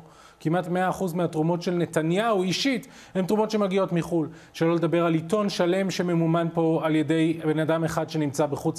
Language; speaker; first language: Hebrew; native; Hebrew